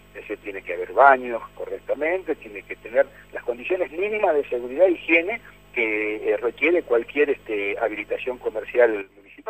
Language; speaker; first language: Spanish; native; Spanish